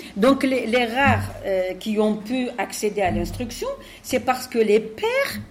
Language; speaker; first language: French; non-native, local second language; Arabic